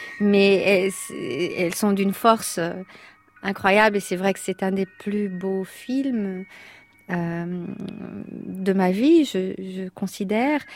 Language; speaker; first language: French; non-native, fluent; Portuguese